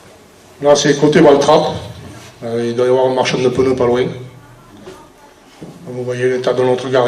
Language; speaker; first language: French; native; French